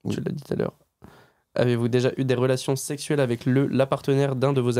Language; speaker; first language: French; native; French